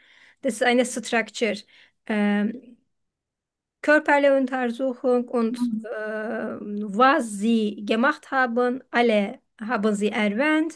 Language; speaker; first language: German; non-native, fluent; Turkish